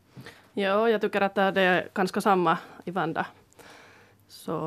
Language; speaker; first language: Swedish; non-native, fluent; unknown